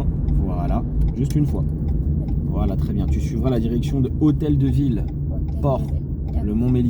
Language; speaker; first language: French; native; French